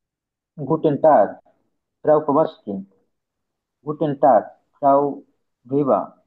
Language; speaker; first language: German; non-native, learner; Bangla